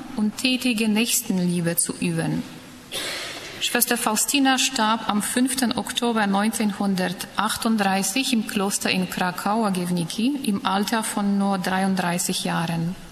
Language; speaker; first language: German; non-native, fluent; Polish